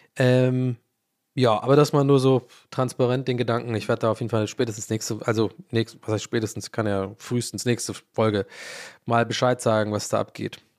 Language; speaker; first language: German; early bilingual, other home language; English